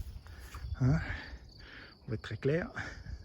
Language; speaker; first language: French; native; French